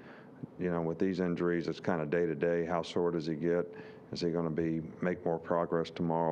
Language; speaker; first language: English; native; English